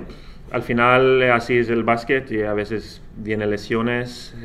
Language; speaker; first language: Spanish; non-native, fluent; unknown